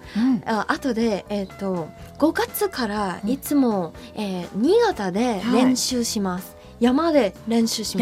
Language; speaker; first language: Japanese; non-native, learner; English